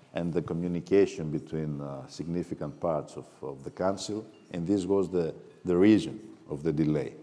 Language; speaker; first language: English; non-native, fluent; Greek